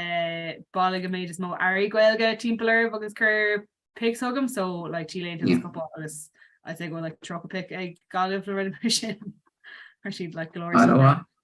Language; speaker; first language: Irish; non-native, local second language; English